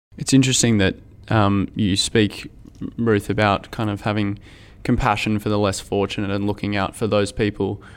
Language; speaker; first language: English; native; English